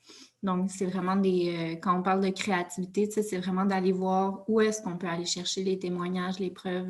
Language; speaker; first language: French; native; French